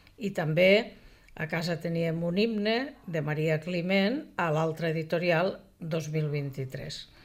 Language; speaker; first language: Catalan; native; Catalan